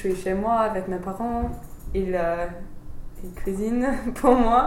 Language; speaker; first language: French; non-native, fluent; English